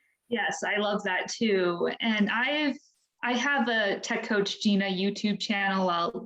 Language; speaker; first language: English; native; English